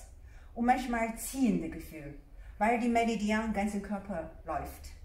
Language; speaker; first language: German; non-native, fluent; Chinese